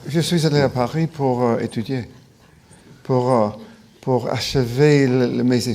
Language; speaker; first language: French; non-native, fluent; English